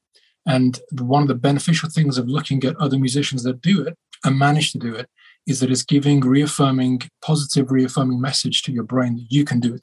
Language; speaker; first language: English; native; English